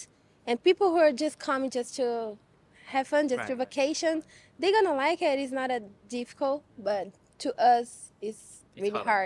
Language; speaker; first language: English; non-native, fluent; Portuguese